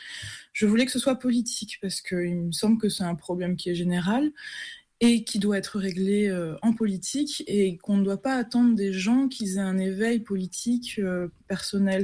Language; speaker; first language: French; native; French